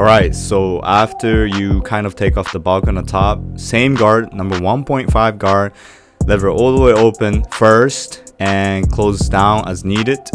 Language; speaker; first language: English; non-native, fluent; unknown